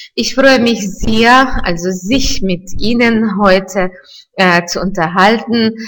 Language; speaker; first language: German; non-native, fluent; Russian